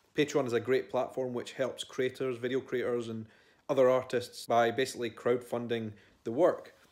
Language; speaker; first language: English; native; English